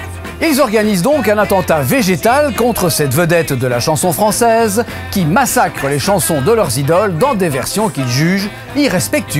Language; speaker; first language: French; native; French